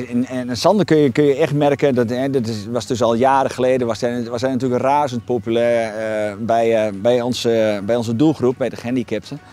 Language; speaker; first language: Dutch; native; Dutch